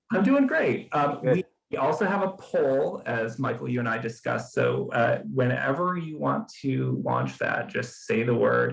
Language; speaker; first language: English; native; English